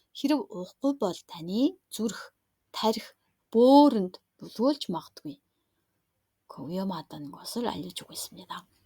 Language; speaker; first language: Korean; non-native, fluent; Mongolian